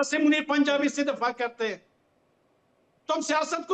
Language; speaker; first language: Hindi; non-native, fluent; Pashto